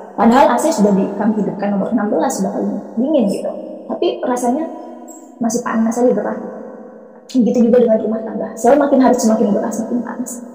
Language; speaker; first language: Indonesian; native; Indonesian